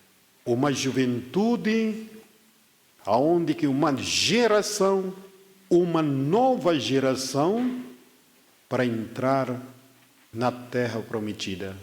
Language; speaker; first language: Portuguese; non-native, fluent; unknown